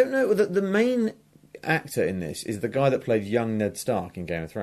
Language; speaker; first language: English; native; English